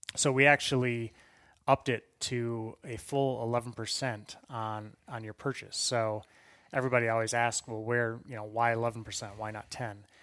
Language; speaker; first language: English; native; English